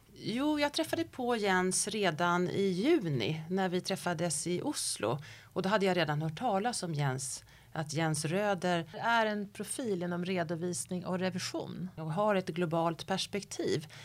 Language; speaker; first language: Swedish; native; Swedish